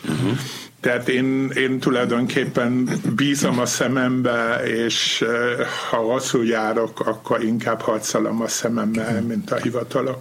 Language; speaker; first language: Hungarian; non-native, fluent; German